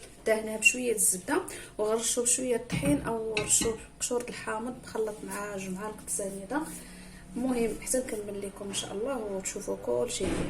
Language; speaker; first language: Arabic; native; Arabic